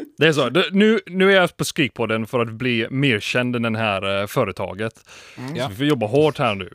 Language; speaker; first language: Swedish; non-native, fluent; English